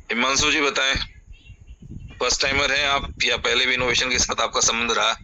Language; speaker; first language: Hindi; native; Hindi